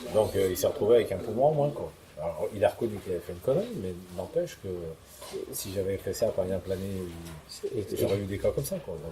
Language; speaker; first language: French; native; French